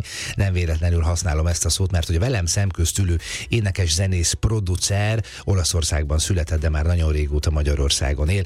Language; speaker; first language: Hungarian; native; Hungarian